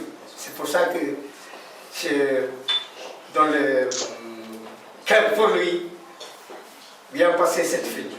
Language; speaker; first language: French; non-native, learner; Tamil